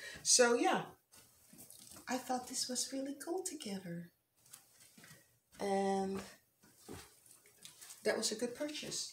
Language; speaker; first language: English; non-native, fluent; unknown